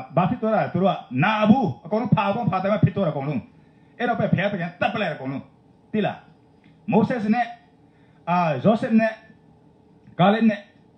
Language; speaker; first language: Burmese; non-native, local second language; Tedim Chin